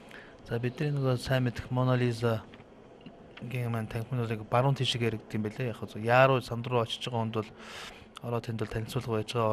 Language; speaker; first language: Mongolian; native; Mongolian